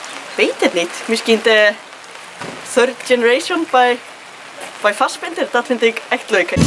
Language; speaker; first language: Dutch; non-native, learner; Icelandic